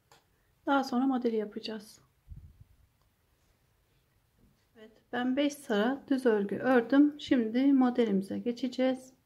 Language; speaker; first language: Turkish; native; Turkish